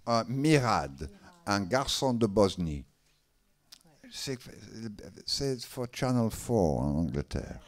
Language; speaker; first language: French; non-native, learner; English